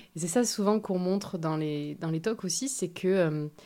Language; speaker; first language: French; native; French